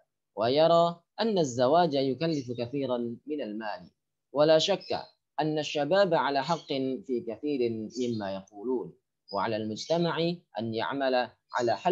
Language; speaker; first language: Arabic; non-native, fluent; Indonesian